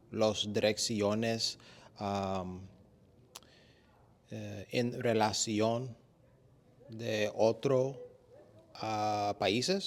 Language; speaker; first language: Spanish; non-native, learner; English